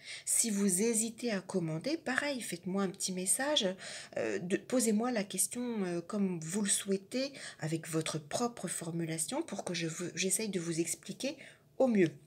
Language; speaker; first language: French; native; French